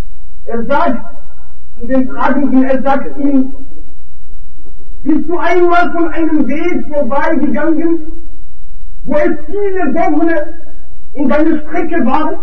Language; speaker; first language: German; non-native, fluent; Arabic